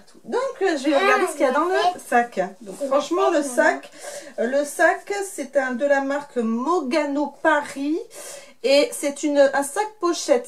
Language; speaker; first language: French; native; French